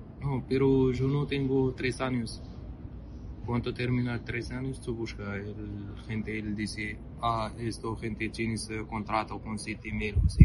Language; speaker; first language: Spanish; non-native, learner; Arabic